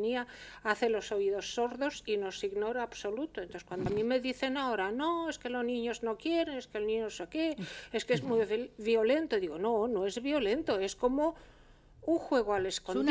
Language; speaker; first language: Spanish; early bilingual, heritage; Spanish